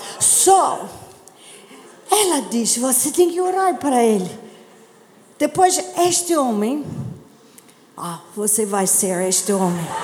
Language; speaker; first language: Portuguese; non-native, learner; English